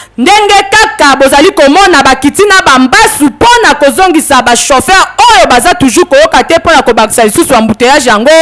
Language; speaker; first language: Lingala; native; Lingala